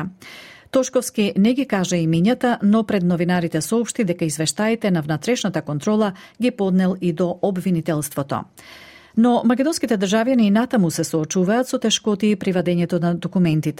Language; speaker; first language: Macedonian; native; Macedonian